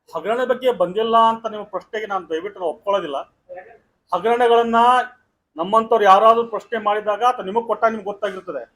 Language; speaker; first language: Kannada; non-native, local second language; Lambadi